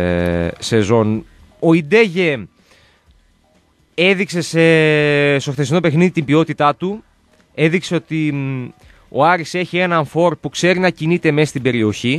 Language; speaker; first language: Greek; native; Greek